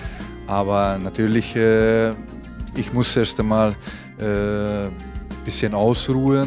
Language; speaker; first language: German; non-native, fluent; Hungarian